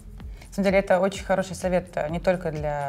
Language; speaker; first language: Russian; native; Russian